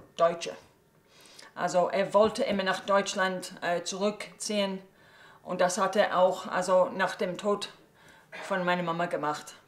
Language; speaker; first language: German; early bilingual, heritage; English